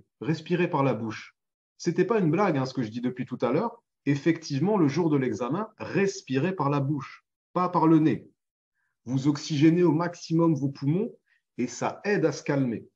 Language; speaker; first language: French; native; French